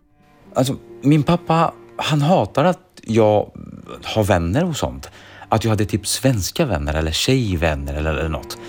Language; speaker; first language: Swedish; early bilingual, other home language; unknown